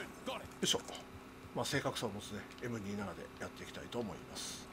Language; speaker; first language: Japanese; native; Japanese